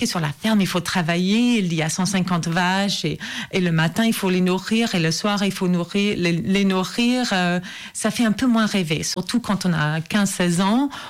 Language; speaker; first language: French; native; French